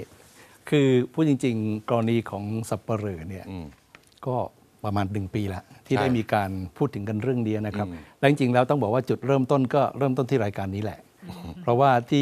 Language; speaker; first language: Thai; native; Thai